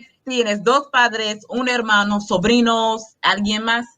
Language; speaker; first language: Spanish; non-native, fluent; English